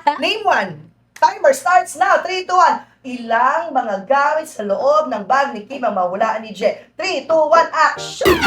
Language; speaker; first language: Filipino; native; Filipino